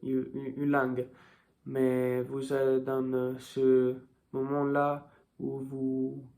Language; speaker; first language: French; non-native, learner; Italian